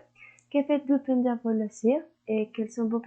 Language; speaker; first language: French; non-native, learner; Spanish